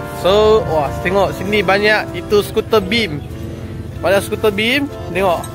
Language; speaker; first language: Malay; non-native, local second language; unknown